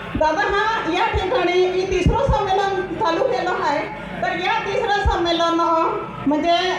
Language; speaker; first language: Marathi; non-native, local second language; Bhili